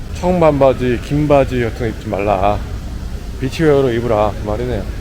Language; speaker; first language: Korean; native; Korean